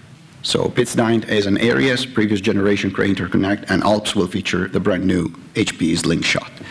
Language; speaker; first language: English; non-native, fluent; Italian